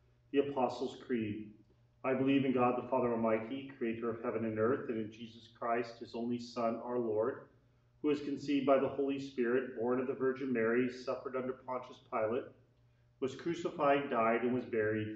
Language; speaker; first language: English; native; English